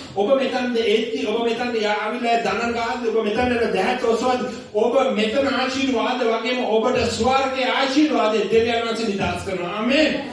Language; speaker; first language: Sinhala; native; Sinhala